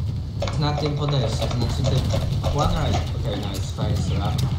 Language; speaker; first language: English; non-native, learner; Polish